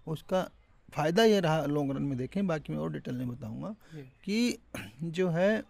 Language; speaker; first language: Hindi; native; Hindi